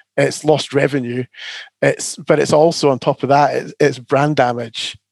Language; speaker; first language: English; native; English